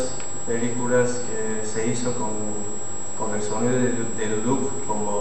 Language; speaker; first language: Spanish; non-native, fluent; Armenian